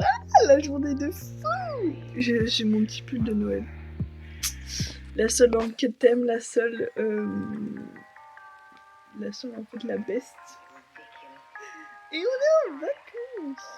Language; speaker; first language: French; native; French